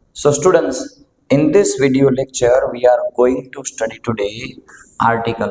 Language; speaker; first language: English; non-native, local second language; Gujarati